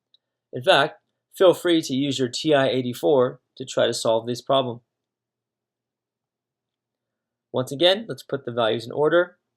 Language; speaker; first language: English; native; English